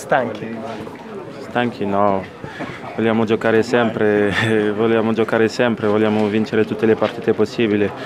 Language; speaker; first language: Italian; non-native, local second language; French